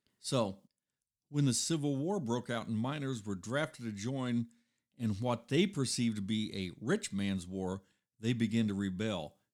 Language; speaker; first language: English; native; English